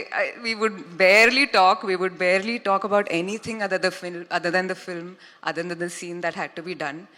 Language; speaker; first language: Telugu; non-native, fluent; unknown